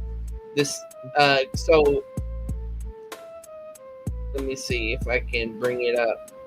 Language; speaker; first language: English; native; English